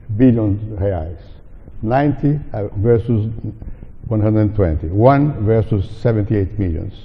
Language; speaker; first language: English; non-native, fluent; Portuguese